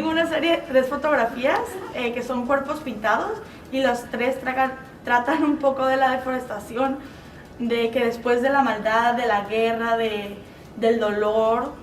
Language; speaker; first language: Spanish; native; Spanish